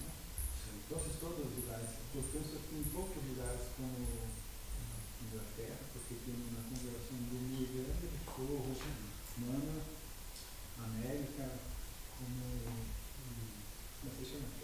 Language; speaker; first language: Portuguese; non-native, learner; Spanish